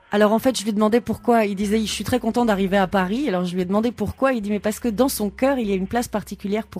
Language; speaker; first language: French; native; French